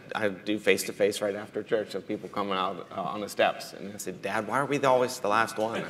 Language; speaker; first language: English; native; English